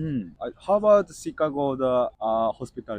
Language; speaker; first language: English; non-native, learner; Japanese